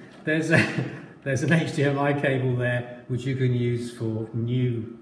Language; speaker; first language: English; native; English